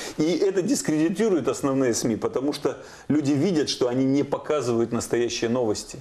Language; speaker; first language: Russian; native; Russian